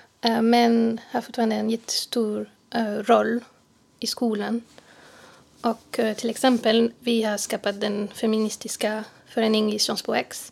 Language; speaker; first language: Swedish; non-native, fluent; French